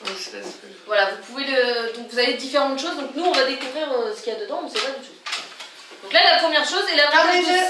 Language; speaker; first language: French; native; French